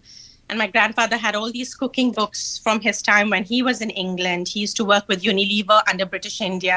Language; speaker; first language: English; non-native, local second language; Hindi